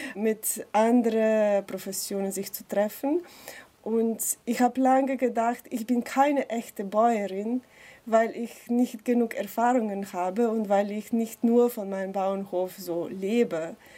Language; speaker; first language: German; non-native, learner; Slovenian